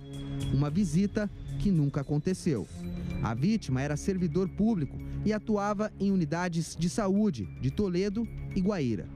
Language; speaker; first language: Portuguese; native; Portuguese